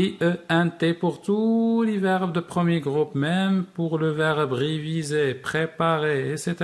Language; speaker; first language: French; non-native, local second language; Arabic